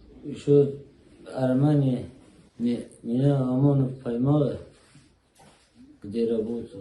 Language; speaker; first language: Russian; non-native, learner; Uzbek